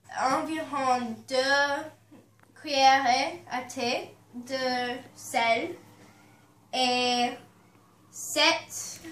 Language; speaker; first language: French; non-native, learner; English